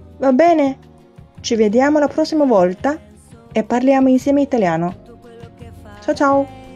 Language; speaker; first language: Italian; non-native, fluent; Chinese